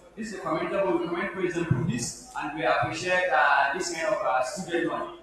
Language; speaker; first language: English; non-native, local second language; Hausa